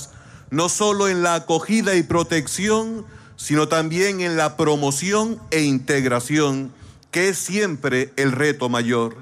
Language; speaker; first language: Spanish; native; Spanish